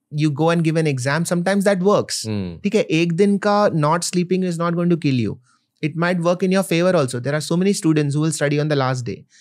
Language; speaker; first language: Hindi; non-native, local second language; Malayalam